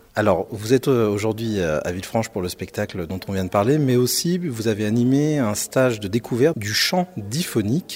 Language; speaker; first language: French; native; French